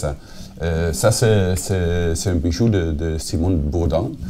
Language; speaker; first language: French; non-native, fluent; Dutch